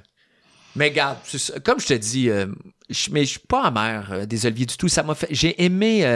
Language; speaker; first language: French; native; French